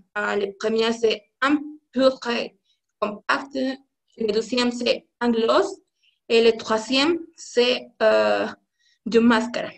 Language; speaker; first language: French; non-native, learner; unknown